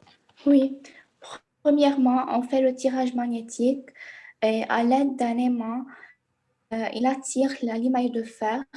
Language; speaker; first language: French; non-native, local second language; Arabic